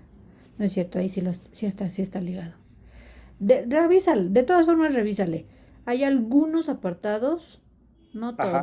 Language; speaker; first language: Spanish; native; Spanish